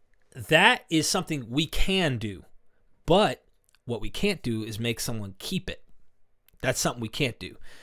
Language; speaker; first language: English; native; English